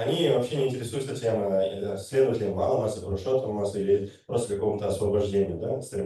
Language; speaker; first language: Russian; native; Russian